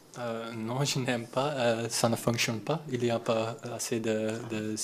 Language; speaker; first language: French; non-native, learner; Dutch